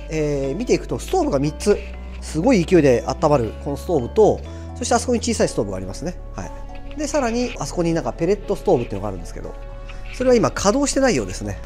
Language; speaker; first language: Japanese; native; Japanese